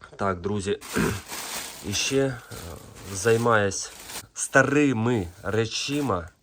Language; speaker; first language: Ukrainian; non-native, local second language; Russian